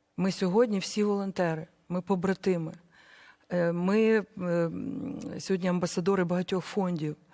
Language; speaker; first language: Ukrainian; native; Ukrainian